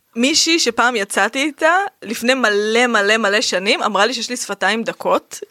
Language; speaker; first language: Hebrew; native; Hebrew